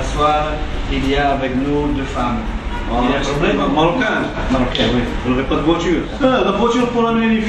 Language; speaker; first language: French; non-native, local second language; Arabic